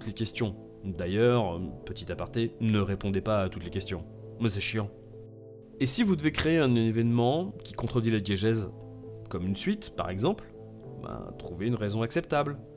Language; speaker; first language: French; native; French